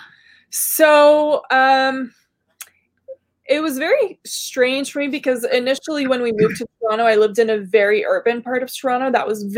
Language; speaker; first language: English; early bilingual, other home language; Arabic